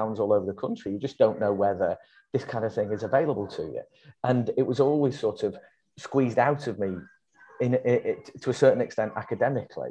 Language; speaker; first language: English; native; English